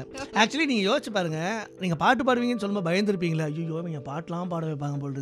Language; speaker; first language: Tamil; native; Tamil